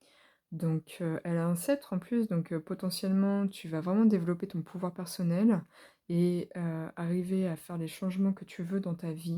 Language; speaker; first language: French; native; French